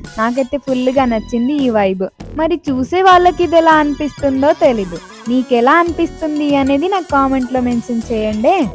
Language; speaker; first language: Telugu; non-native, local second language; Lambadi